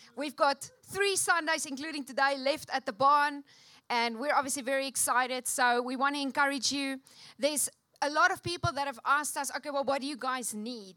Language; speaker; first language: English; non-native, local second language; Afrikaans